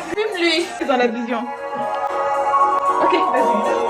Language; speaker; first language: French; native; French